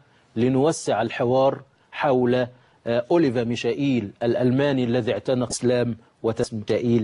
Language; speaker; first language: Arabic; native; Arabic